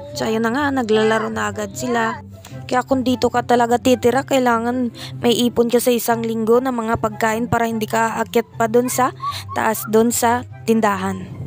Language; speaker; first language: Filipino; non-native, local second language; Cebuano